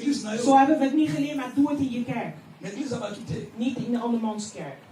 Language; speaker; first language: Dutch; non-native, fluent; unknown